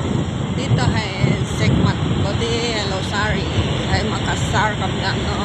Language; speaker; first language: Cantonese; non-native, fluent; Indonesian